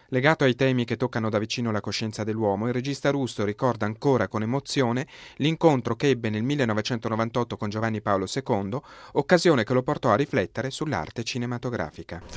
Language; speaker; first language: Italian; native; Italian